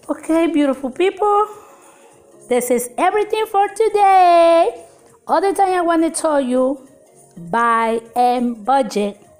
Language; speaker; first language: English; non-native, learner; Spanish